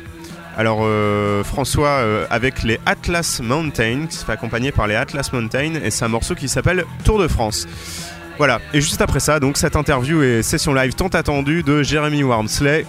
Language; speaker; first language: French; native; French